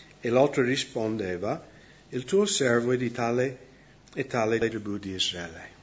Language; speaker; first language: Italian; non-native, fluent; English